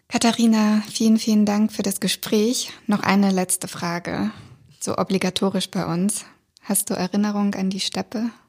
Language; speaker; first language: German; early bilingual, other home language; Russian